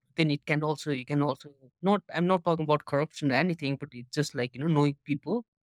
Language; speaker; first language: English; non-native, local second language; Nepali